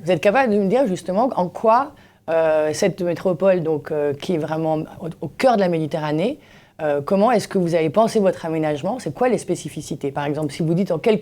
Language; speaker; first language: French; native; French